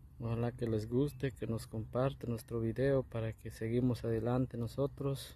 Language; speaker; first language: Spanish; non-native, local second language; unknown